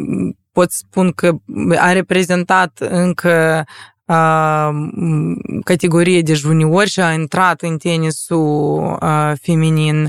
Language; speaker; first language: Romanian; non-native, local second language; Russian